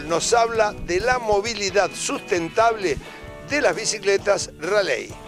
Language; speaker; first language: Spanish; native; Spanish